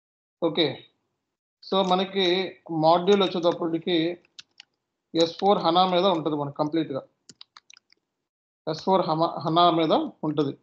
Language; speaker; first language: Telugu; native; Telugu